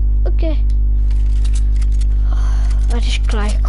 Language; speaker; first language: German; non-native, learner; English